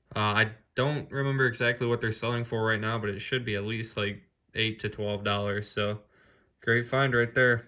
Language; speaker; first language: English; native; English